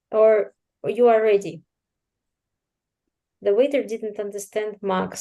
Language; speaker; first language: English; non-native, fluent; Russian